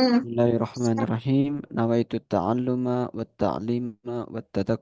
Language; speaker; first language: Arabic; non-native, fluent; Indonesian